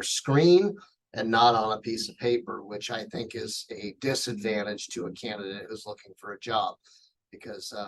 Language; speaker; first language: English; native; English